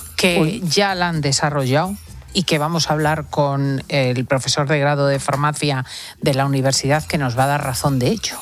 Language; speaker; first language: Spanish; native; Spanish